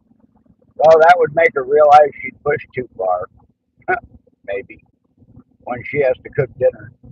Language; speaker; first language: English; native; English